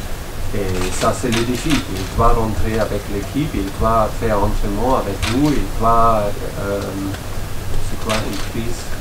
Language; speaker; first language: French; non-native, learner; German